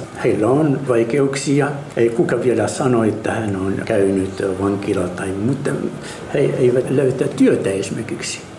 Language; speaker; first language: Finnish; non-native, fluent; Arabic